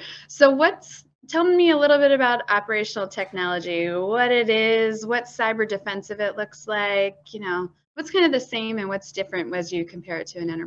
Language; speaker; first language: English; native; English